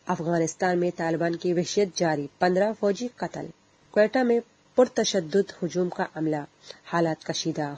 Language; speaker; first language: Urdu; non-native, local second language; Baluchi